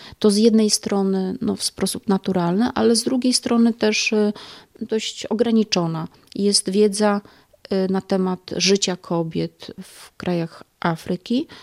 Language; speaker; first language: Polish; native; Polish